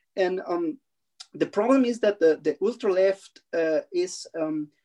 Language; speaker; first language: English; non-native, fluent; Spanish